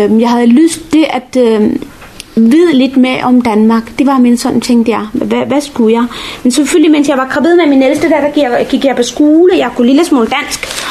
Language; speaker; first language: Danish; non-native, fluent; Tamil